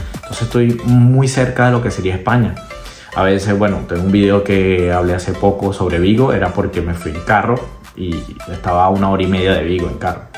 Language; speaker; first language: Spanish; native; Spanish